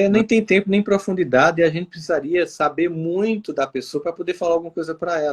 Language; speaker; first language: Portuguese; native; Portuguese